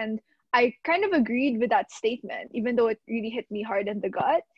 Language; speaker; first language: English; non-native, local second language; Filipino